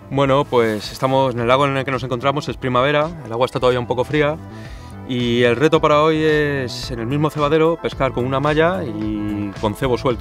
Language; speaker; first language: Spanish; native; Spanish